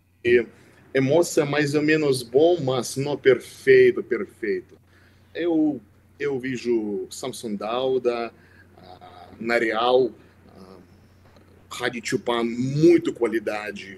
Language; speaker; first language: Portuguese; non-native, learner; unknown